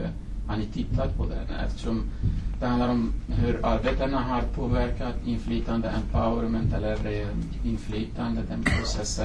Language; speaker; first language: Swedish; non-native, fluent; Kurdish